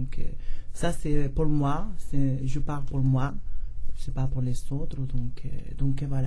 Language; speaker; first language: French; non-native, learner; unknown